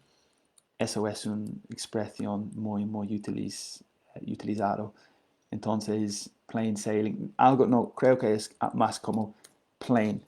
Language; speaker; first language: Spanish; non-native, learner; English